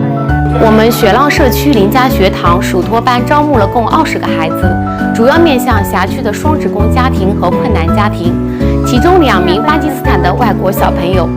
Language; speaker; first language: Chinese; native; Chinese